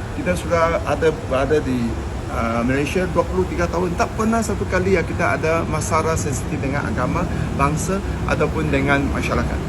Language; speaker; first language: Malay; non-native, local second language; Chinese